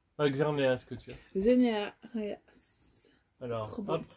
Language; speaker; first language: French; native; French